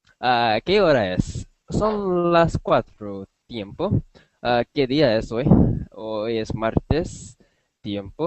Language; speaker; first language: Spanish; non-native, learner; English